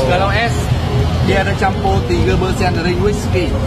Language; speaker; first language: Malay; non-native, learner; Vietnamese